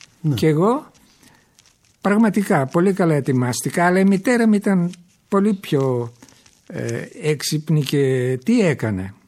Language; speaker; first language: Greek; early bilingual, heritage; Greek